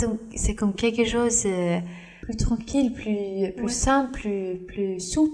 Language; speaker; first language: French; non-native, fluent; Norwegian